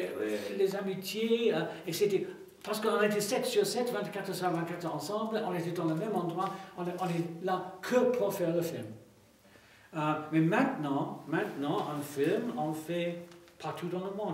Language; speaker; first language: French; non-native, fluent; English